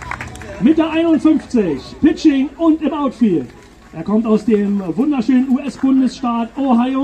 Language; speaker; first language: German; native; German